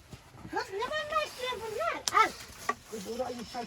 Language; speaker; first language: Turkish; native; Turkish